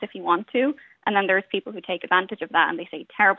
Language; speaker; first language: English; native; English